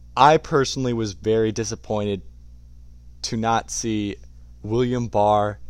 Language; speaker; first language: English; native; English